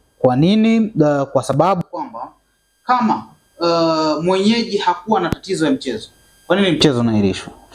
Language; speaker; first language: Swahili; native; Swahili